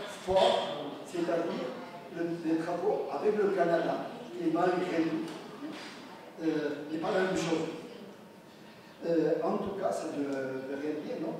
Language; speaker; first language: French; non-native, fluent; Spanish